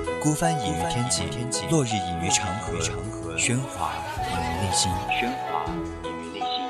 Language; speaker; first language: Chinese; native; Chinese